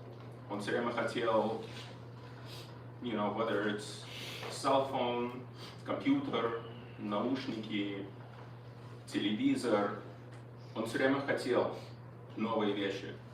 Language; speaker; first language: Russian; early bilingual, heritage; Russian